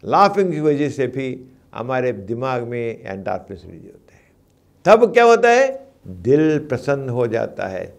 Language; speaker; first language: Hindi; non-native, local second language; Telugu